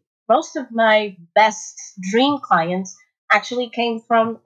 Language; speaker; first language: English; non-native, fluent; Portuguese